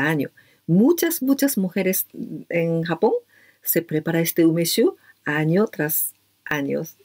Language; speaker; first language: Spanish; non-native, fluent; Japanese